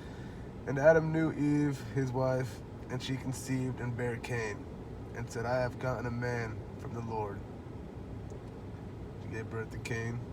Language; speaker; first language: English; native; English